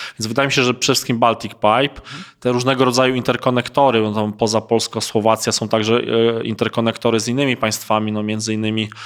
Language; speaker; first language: Polish; native; Polish